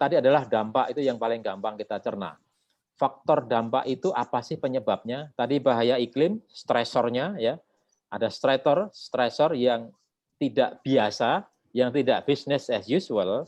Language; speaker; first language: Indonesian; native; Indonesian